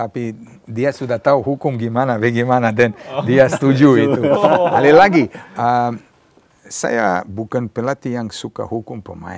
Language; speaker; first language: Indonesian; non-native, learner; Serbian